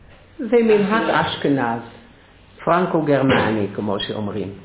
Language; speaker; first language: Hebrew; non-native, fluent; Dutch